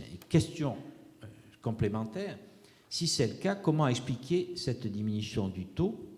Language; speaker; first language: French; native; French